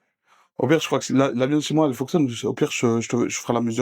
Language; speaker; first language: French; native; French